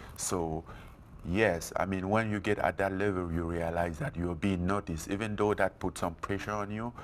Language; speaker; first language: English; non-native, fluent; French